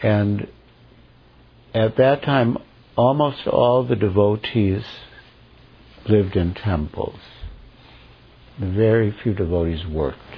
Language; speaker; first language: English; native; English